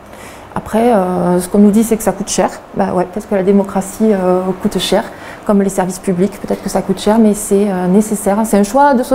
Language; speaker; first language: French; native; French